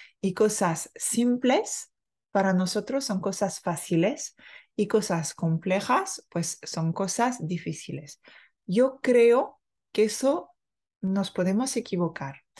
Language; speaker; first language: Spanish; non-native, fluent; French